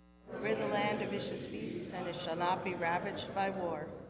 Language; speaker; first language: English; native; English